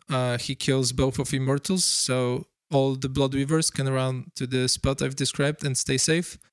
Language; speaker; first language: English; non-native, fluent; Polish